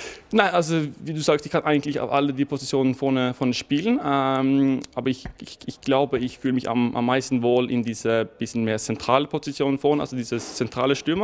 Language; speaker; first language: German; non-native, fluent; Norwegian